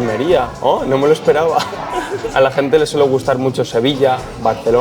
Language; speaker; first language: Spanish; native; Spanish